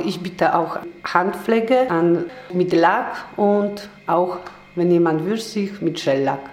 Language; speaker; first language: German; non-native, learner; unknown